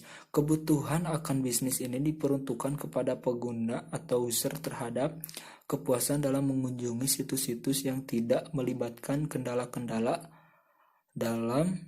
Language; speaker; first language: Indonesian; native; Indonesian